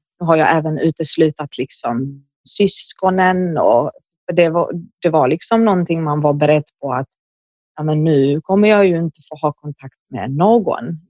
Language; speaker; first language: Swedish; early bilingual, other home language; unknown